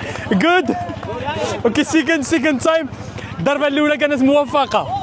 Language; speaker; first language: Arabic; native; Arabic